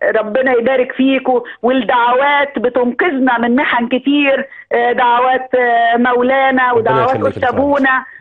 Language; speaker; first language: Arabic; native; Arabic